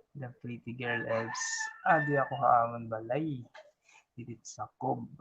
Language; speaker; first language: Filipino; non-native, local second language; Waray